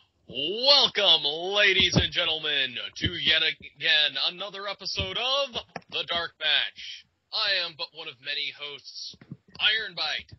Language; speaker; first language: English; native; English